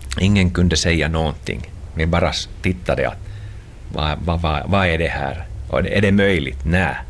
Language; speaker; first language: Swedish; non-native, local second language; Finnish